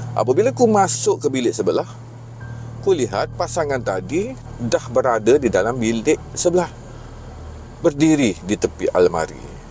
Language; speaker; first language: Malay; native; Malay